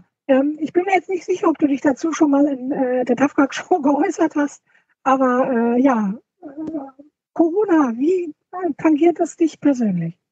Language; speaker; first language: German; native; German